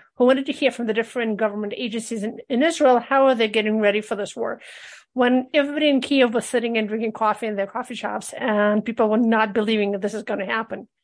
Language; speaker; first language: English; early bilingual, other home language; Russian